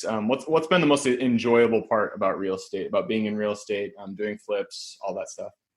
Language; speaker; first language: English; native; English